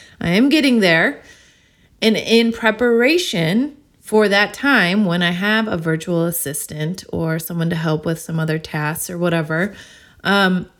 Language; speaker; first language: English; native; English